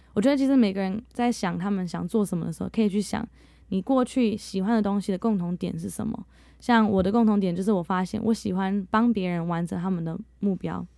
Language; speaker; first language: Chinese; early bilingual, heritage; Chinese